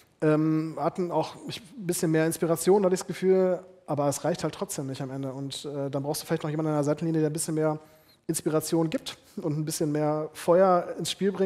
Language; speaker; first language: German; native; German